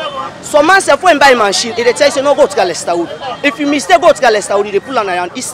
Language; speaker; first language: English; non-native, local second language; Krio